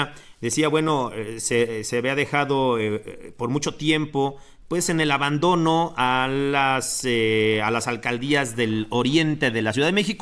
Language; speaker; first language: Spanish; native; Spanish